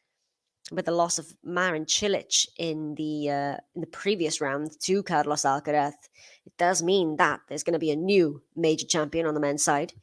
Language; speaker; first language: English; native; English